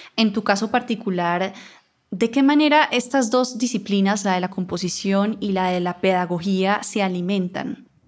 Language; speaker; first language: Spanish; native; Spanish